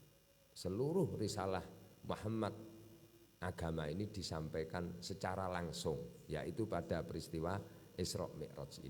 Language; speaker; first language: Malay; non-native, local second language; Javanese